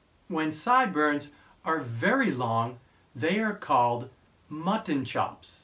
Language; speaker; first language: English; native; English